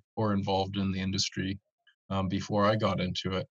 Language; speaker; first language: English; native; English